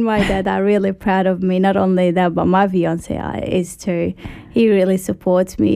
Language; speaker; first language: English; early bilingual, other home language; Arabic